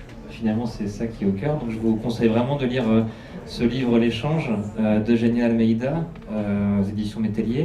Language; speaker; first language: French; native; French